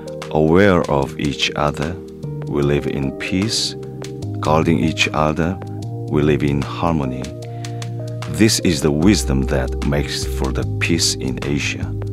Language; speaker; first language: English; non-native, fluent; Korean